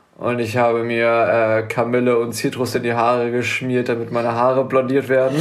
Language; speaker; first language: German; native; German